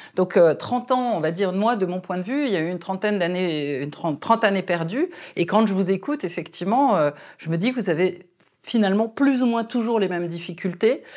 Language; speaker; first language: French; native; French